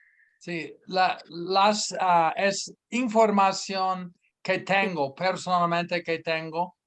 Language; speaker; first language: Spanish; non-native, fluent; English